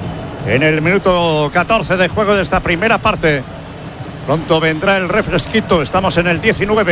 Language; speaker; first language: Spanish; native; Spanish